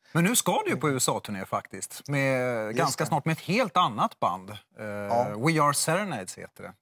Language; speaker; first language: Swedish; native; Swedish